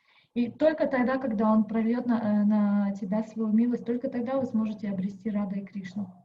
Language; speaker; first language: Russian; native; Russian